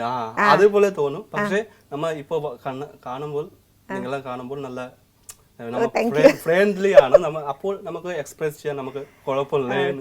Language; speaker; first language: Malayalam; non-native, learner; Assamese